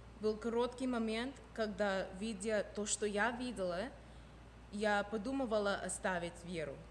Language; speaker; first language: Russian; non-native, fluent; English